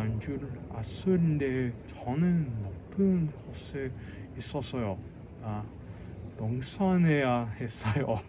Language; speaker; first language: Korean; non-native, learner; English